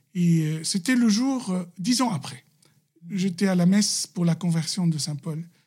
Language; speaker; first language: French; non-native, local second language; Arabic